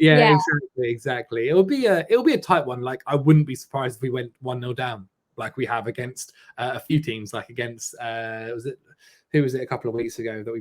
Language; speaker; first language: English; native; English